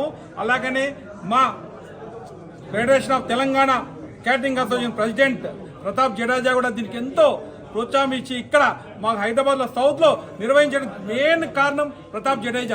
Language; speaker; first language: Telugu; native; Telugu